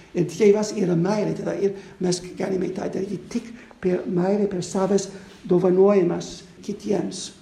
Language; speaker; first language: Lithuanian; non-native, fluent; English